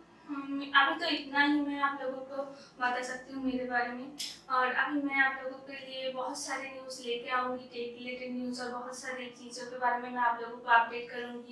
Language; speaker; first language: Hindi; non-native, local second language; Bangla